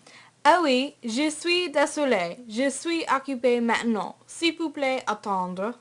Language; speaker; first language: French; non-native, learner; English